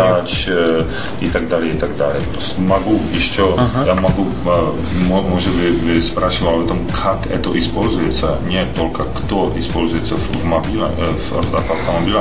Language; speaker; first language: Russian; non-native, fluent; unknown